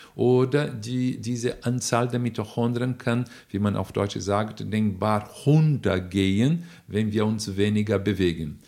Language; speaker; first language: German; non-native, fluent; Portuguese